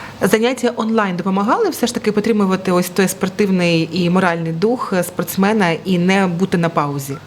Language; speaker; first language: Ukrainian; native; Ukrainian